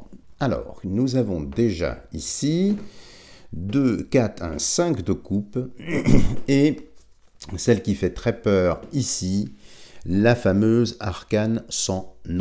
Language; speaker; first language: French; native; French